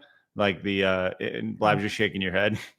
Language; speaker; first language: English; native; English